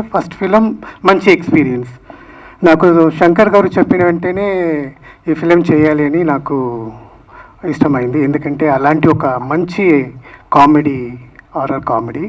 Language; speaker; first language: Telugu; non-native, fluent; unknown